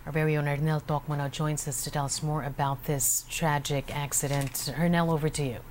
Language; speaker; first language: English; non-native, local second language; Filipino